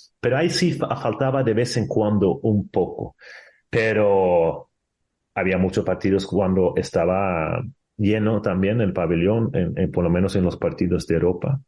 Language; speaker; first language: Spanish; non-native, fluent; Swedish